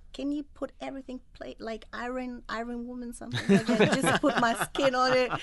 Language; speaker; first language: English; non-native, fluent; Arabic